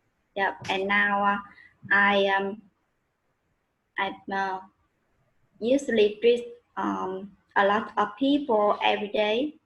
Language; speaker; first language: English; non-native, learner; Vietnamese